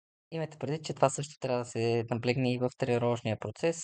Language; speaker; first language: Bulgarian; native; Bulgarian